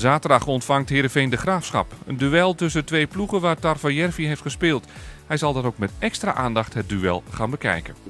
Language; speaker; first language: Dutch; native; Dutch